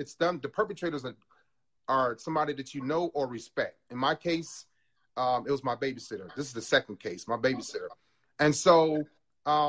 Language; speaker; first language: English; native; English